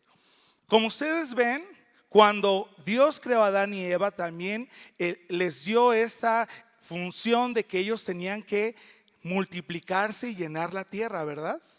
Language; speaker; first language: Spanish; native; Spanish